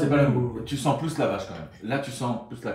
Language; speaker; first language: French; native; French